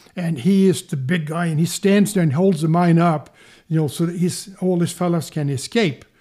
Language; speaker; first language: English; non-native, fluent; Swedish